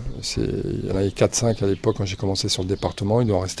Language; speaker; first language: French; native; French